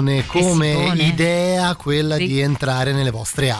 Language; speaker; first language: Italian; native; Italian